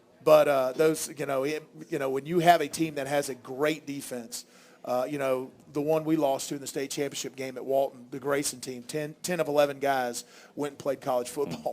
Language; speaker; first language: English; native; English